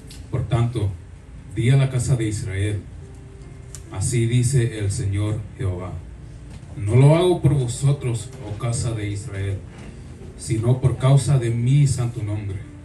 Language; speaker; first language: Spanish; early bilingual, heritage; Spanish